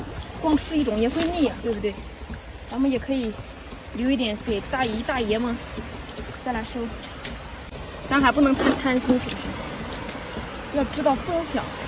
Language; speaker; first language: Chinese; native; Chinese